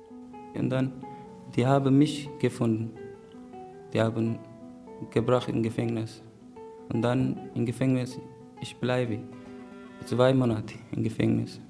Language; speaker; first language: German; non-native, learner; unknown